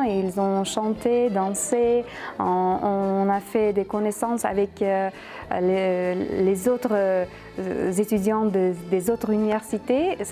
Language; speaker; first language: French; non-native, fluent; Uzbek